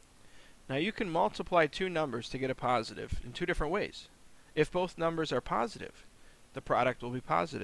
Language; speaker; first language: English; native; English